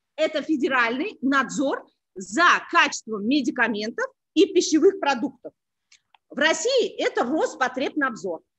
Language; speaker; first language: Russian; non-native, local second language; Uzbek